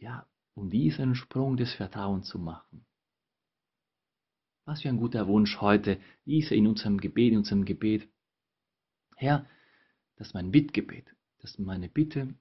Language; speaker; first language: German; non-native, fluent; Spanish